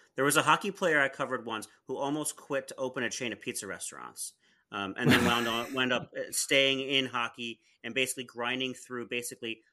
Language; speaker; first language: English; early bilingual, other home language; Italian